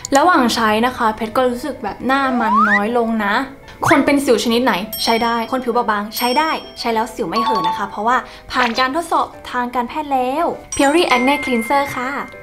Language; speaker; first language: Thai; native; Thai